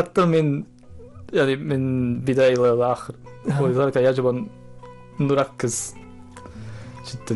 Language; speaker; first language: Arabic; non-native, fluent; Japanese